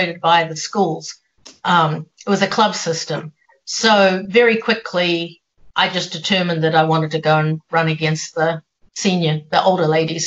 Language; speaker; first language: English; native; English